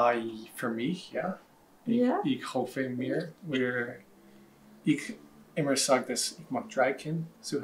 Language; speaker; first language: German; non-native, learner; English